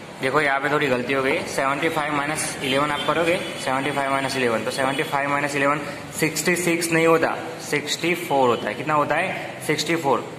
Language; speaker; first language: Hindi; non-native, local second language; Gujarati